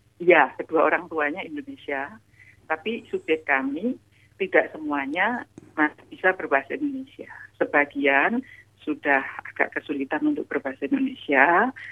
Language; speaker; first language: Indonesian; native; Indonesian